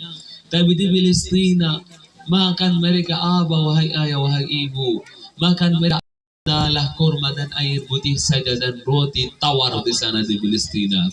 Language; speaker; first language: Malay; non-native, fluent; Arabic